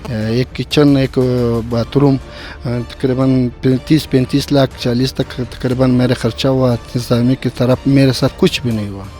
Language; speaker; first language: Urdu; non-native, local second language; Pashto